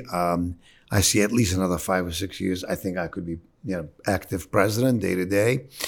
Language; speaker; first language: English; non-native, fluent; Arabic